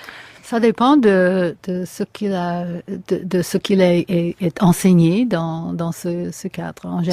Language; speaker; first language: French; non-native, fluent; English